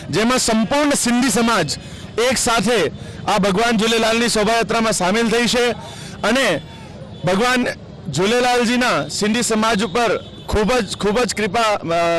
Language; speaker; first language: Gujarati; non-native, local second language; Sindhi